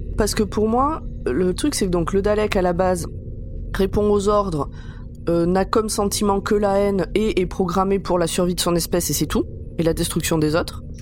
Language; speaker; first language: French; native; French